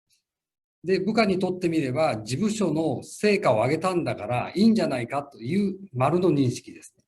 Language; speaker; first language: Japanese; native; Japanese